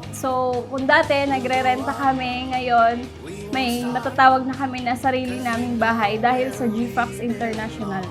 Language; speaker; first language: Filipino; native; Filipino